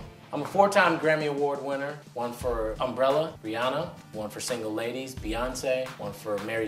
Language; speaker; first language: English; native; English